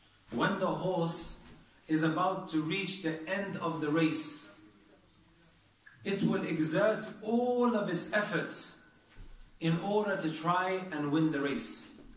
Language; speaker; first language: English; native; English